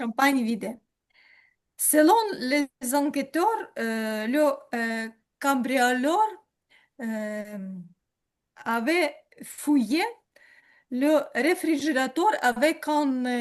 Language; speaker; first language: French; non-native, learner; Ukrainian